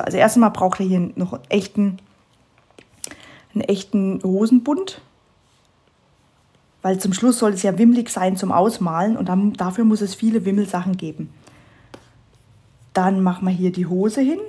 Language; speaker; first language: German; native; German